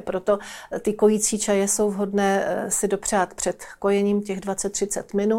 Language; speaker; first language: Czech; native; Czech